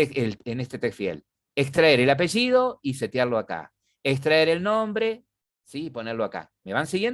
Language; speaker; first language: Spanish; native; Spanish